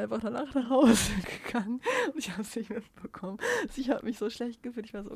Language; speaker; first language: German; native; German